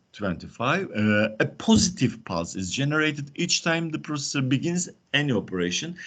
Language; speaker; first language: English; non-native, fluent; Turkish